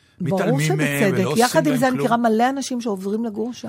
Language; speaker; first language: Hebrew; native; Hebrew